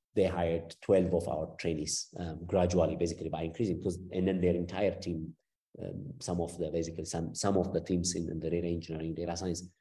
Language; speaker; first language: English; non-native, fluent; Amharic